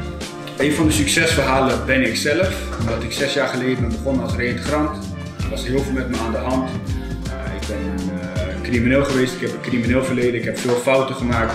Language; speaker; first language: Dutch; native; Dutch